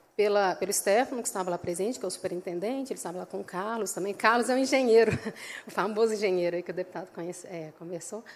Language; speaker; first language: Portuguese; native; Portuguese